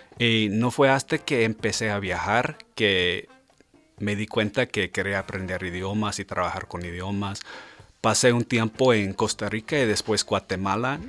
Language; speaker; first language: Spanish; non-native, fluent; English